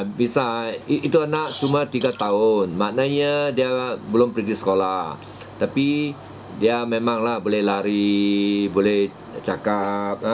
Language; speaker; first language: Malay; non-native, local second language; Chinese